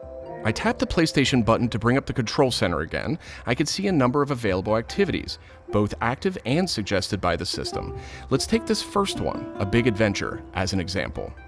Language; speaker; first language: English; native; English